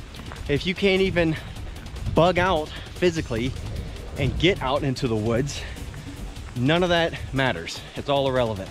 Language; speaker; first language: English; native; English